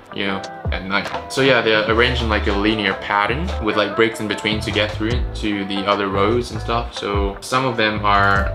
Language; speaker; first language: English; non-native, local second language; Chinese